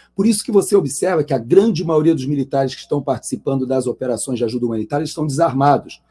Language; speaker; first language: Portuguese; native; Portuguese